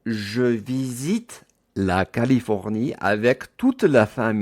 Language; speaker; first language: French; non-native, fluent; English